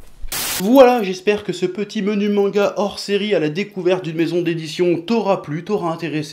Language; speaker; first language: French; native; French